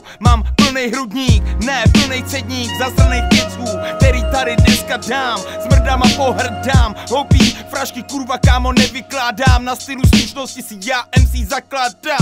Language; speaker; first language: Czech; native; Czech